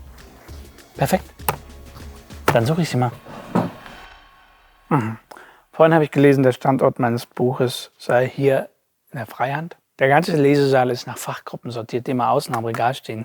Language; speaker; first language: German; native; German